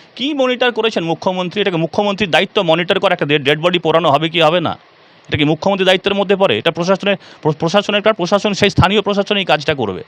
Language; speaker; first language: Bangla; native; Bangla